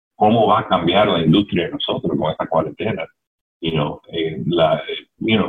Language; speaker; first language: Spanish; early bilingual, heritage; Spanish